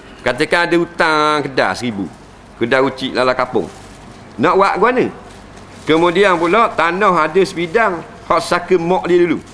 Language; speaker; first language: Malay; native; Malay